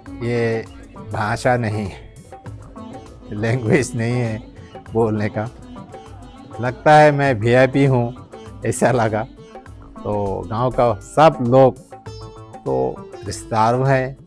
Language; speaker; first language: Hindi; early bilingual, heritage; Hindi